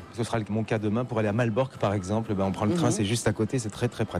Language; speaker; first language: French; native; French